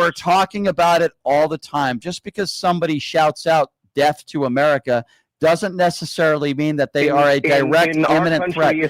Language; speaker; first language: English; native; English